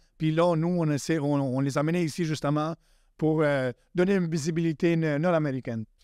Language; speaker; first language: French; non-native, fluent; Spanish